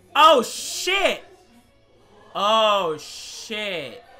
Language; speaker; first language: English; native; English